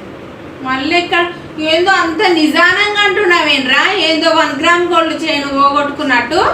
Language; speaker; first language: Telugu; native; Telugu